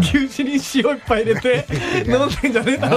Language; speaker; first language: Japanese; native; Japanese